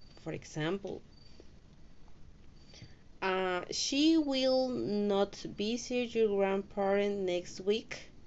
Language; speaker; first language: English; non-native, learner; Spanish